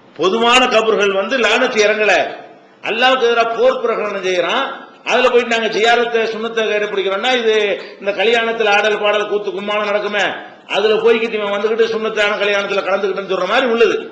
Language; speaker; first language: Tamil; native; Tamil